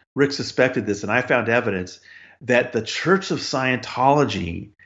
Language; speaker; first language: English; native; English